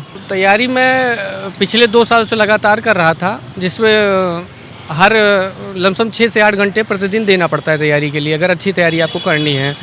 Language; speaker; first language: Hindi; native; Hindi